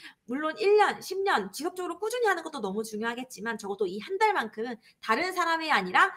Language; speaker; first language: Korean; native; Korean